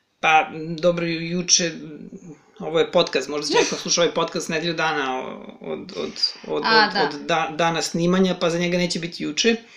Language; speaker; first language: Serbian; native; Serbian